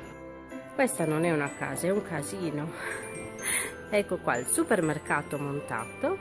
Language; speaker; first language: Italian; native; Italian